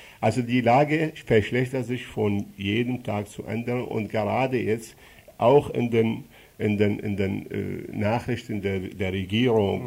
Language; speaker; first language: German; non-native, fluent; Arabic